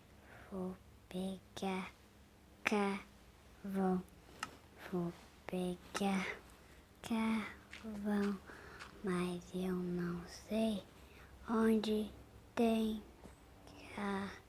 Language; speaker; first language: Portuguese; native; Portuguese